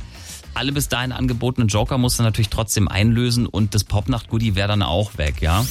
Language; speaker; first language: German; native; German